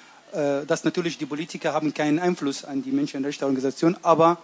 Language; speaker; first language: German; non-native, learner; Arabic